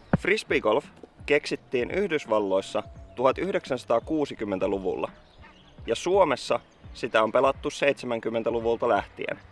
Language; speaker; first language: Finnish; native; Finnish